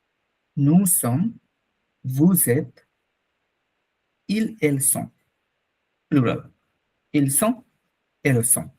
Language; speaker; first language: French; non-native, fluent; Bangla